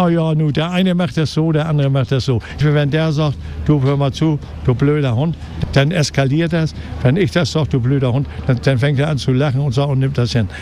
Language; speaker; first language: German; native; German